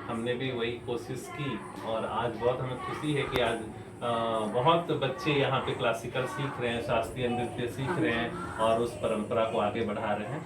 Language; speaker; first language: Hindi; non-native, local second language; Bangla